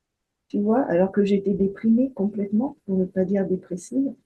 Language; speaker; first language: French; native; French